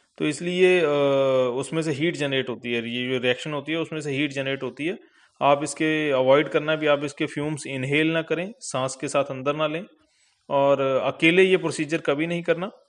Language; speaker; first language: Hindi; non-native, local second language; Punjabi